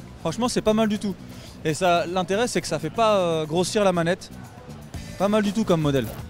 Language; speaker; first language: French; native; French